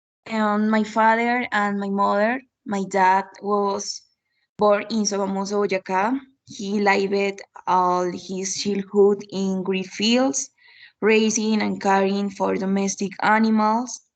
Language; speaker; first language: English; non-native, learner; Spanish